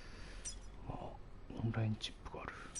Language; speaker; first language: Japanese; native; Japanese